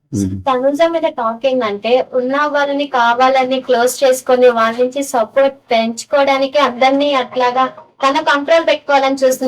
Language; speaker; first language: Telugu; native; Telugu